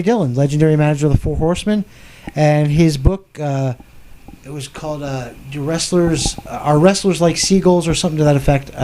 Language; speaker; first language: English; native; English